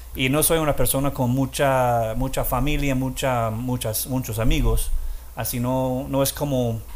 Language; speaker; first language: Spanish; non-native, fluent; English